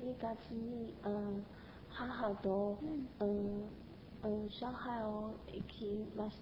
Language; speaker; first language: Japanese; non-native, learner; Chinese